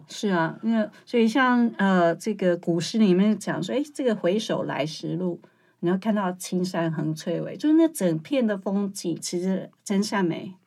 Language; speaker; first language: Chinese; native; Chinese